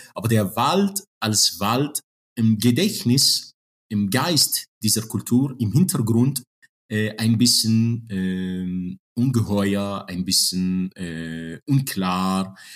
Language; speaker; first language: German; non-native, fluent; Arabic